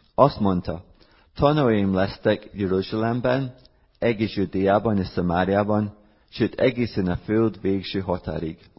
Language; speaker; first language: Hungarian; non-native, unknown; English